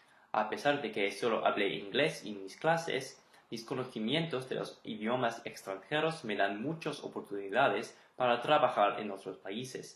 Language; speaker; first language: Spanish; non-native, learner; English